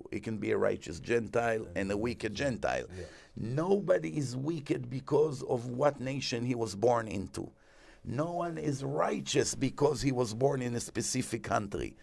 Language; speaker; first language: English; non-native, fluent; Hebrew